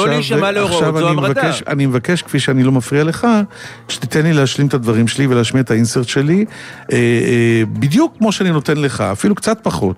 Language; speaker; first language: Hebrew; native; Hebrew